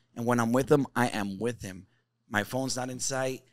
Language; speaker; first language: English; native; English